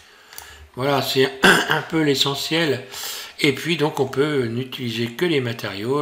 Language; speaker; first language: French; native; French